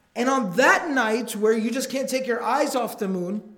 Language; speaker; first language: English; native; English